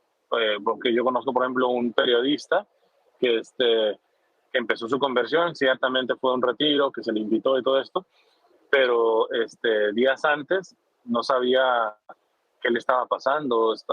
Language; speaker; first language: Spanish; native; Spanish